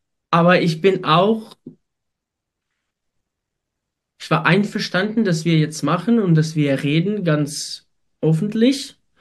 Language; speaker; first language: German; non-native, fluent; Ukrainian